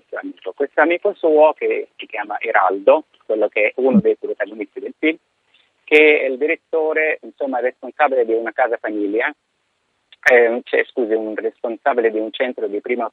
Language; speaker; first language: Italian; non-native, fluent; Arabic